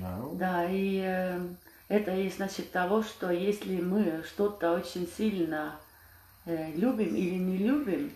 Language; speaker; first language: Russian; non-native, fluent; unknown